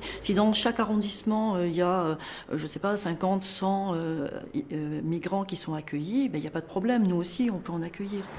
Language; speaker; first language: French; native; French